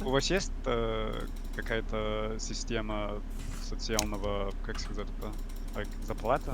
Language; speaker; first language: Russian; non-native, learner; English